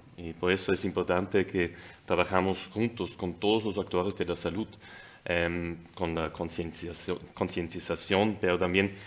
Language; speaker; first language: Spanish; non-native, fluent; German